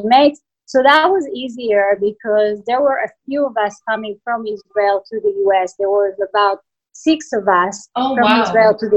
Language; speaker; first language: English; non-native, fluent; Hebrew